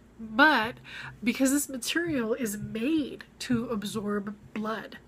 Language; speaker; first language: English; native; English